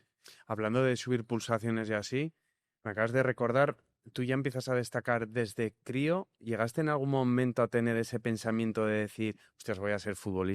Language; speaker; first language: Spanish; native; Spanish